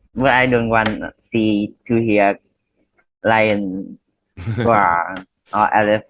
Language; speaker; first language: English; non-native, learner; Vietnamese